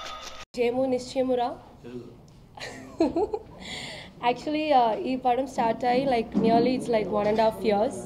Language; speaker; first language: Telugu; non-native, learner; Malayalam